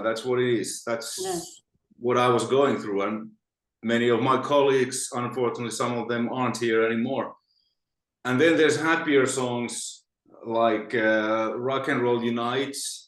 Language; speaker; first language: English; non-native, fluent; Finnish